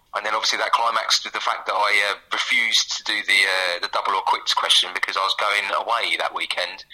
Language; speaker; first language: English; native; English